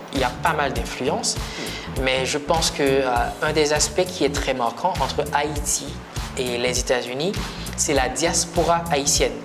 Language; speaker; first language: French; non-native, local second language; Haitian Creole